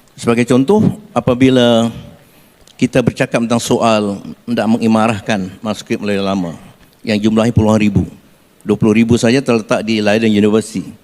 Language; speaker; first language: Malay; native; Malay